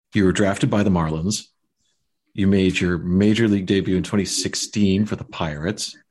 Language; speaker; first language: English; native; English